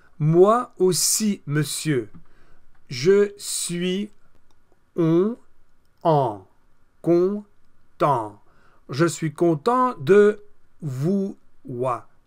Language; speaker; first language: French; non-native, fluent; English